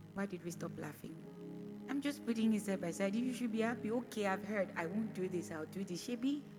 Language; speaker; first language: English; non-native, local second language; Bini